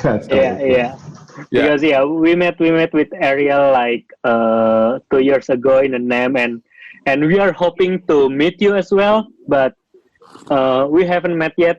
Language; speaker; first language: English; non-native, fluent; Indonesian